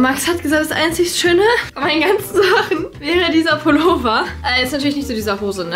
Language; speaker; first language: German; native; German